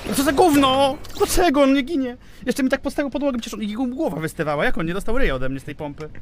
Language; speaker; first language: Polish; native; Polish